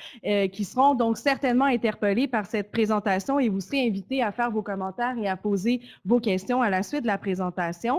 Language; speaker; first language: French; native; French